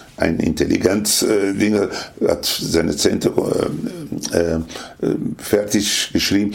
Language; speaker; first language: German; non-native, fluent; Spanish